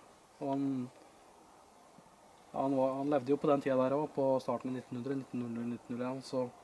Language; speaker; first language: Norwegian; native; Norwegian